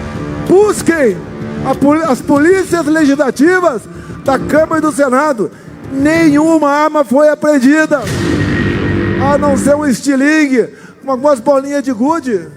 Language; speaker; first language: Portuguese; native; Portuguese